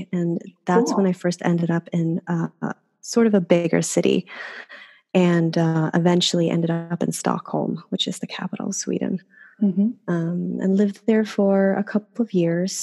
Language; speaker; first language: English; non-native, fluent; Swedish